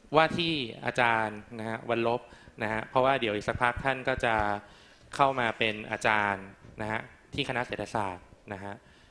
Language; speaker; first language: Thai; native; Thai